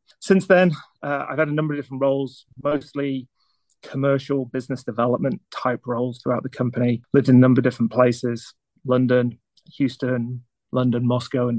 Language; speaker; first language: English; native; English